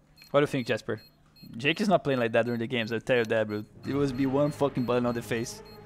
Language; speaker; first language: English; non-native, fluent; Portuguese